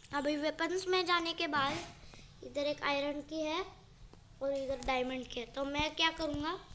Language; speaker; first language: Hindi; non-native, local second language; Marathi